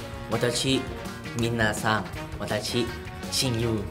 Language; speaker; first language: Japanese; non-native, learner; Thai